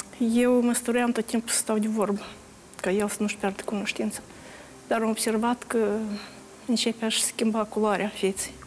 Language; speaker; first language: Romanian; native; Romanian